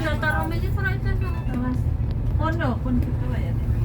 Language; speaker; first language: Filipino; non-native, learner; Indonesian